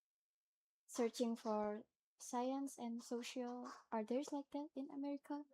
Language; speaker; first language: English; non-native, learner; Indonesian